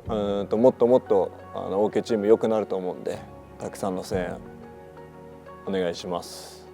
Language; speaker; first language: Japanese; native; Japanese